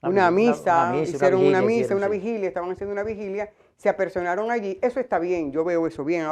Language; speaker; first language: Spanish; native; Spanish